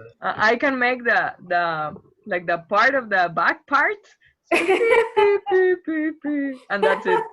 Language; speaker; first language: English; non-native, fluent; Spanish